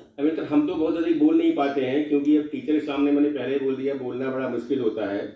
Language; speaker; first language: Hindi; non-native, local second language; Bhojpuri